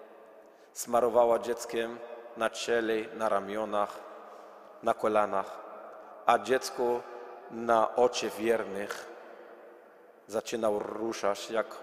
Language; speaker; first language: Polish; non-native, learner; Arabic